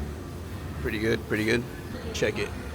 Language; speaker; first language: English; native; English